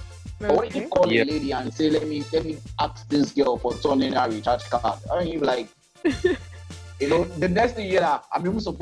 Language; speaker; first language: English; non-native, local second language; Yoruba